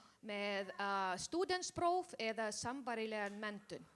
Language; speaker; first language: Icelandic; non-native, learner; Spanish